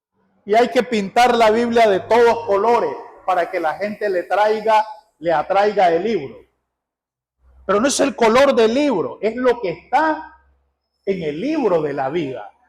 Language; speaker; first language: Spanish; native; Spanish